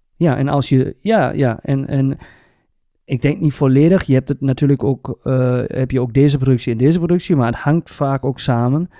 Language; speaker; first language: Dutch; native; Dutch